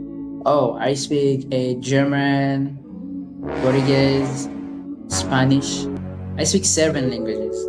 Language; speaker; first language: English; non-native, fluent; Haitian Creole